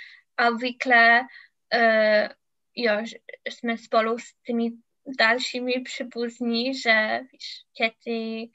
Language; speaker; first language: Czech; non-native, learner; English